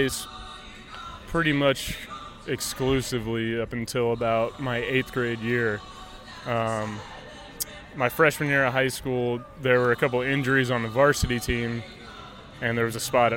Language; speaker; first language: English; native; English